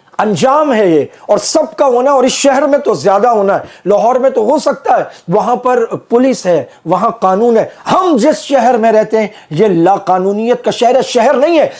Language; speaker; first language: Urdu; native; Urdu